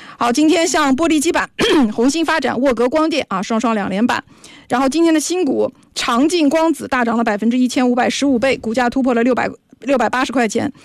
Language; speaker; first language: Chinese; native; Chinese